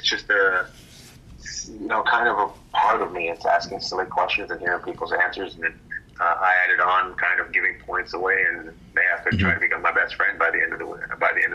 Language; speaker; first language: English; native; English